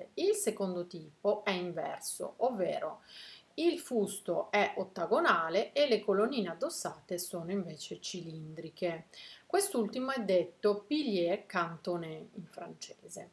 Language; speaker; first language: Italian; native; Italian